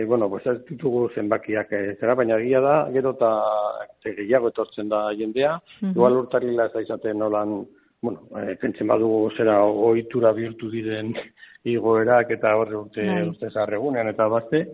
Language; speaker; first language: Basque; non-native, local second language; Spanish